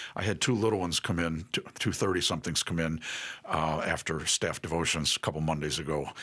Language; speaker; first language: English; native; English